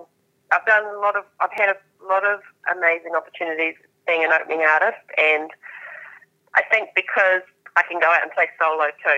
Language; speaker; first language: English; native; English